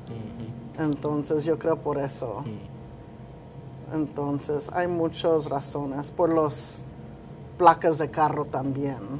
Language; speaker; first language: Spanish; early bilingual, heritage; Spanish